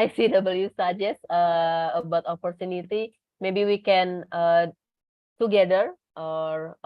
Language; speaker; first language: English; non-native, learner; Indonesian